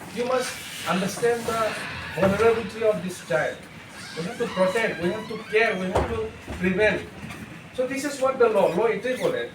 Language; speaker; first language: English; non-native, local second language; Bangla